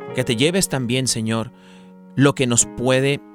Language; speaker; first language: Spanish; early bilingual, heritage; Spanish